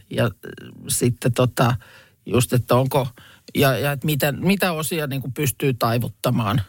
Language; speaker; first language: Finnish; native; Finnish